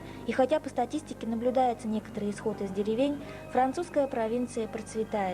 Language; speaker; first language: Russian; native; Russian